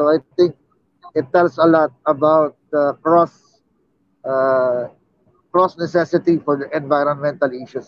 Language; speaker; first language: English; non-native, local second language; Filipino